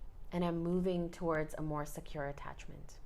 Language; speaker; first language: English; native; English